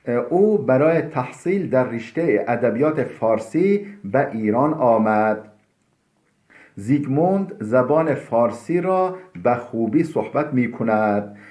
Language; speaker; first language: Persian; non-native, fluent; Turkish